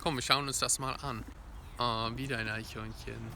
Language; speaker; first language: German; non-native, fluent; English